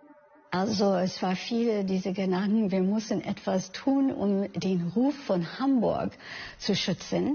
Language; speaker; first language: German; non-native, fluent; English